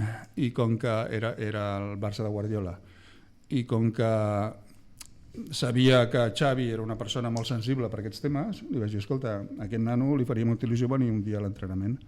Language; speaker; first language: Catalan; native; Catalan